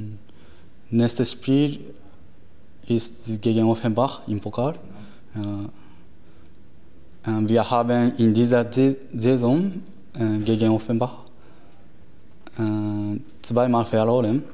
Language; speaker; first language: German; non-native, learner; Japanese